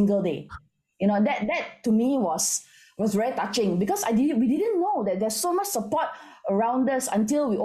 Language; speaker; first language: English; non-native, local second language; Min Nan Chinese